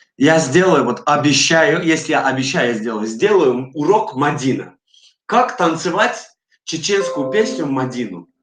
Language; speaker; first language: Russian; non-native, fluent; Azerbaijani